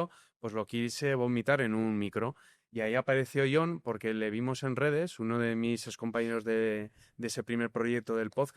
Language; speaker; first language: Spanish; native; Spanish